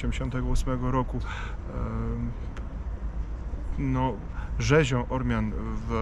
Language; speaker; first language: Polish; non-native, fluent; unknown